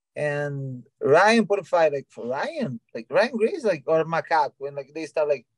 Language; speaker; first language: English; non-native, learner; Portuguese